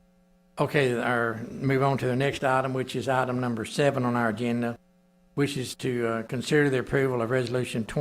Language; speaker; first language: English; native; English